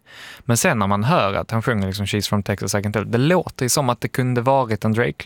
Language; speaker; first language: Swedish; native; Swedish